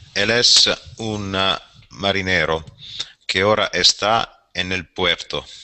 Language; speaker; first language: Spanish; non-native, learner; Italian